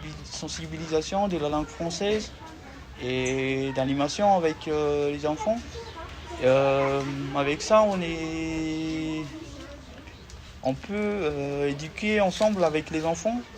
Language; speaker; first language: French; non-native, local second language; Malagasy